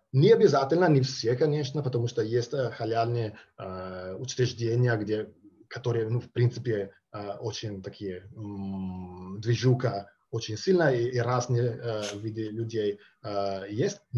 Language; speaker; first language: Russian; non-native, fluent; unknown